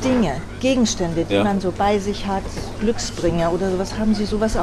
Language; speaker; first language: German; native; German